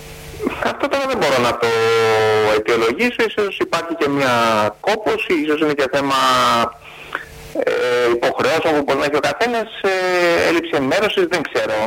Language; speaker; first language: Greek; native; Greek